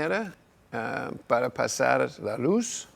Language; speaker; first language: Spanish; non-native, learner; English